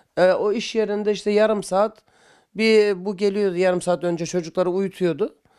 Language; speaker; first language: Turkish; native; Turkish